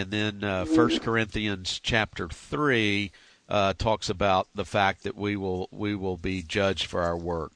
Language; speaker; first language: English; native; English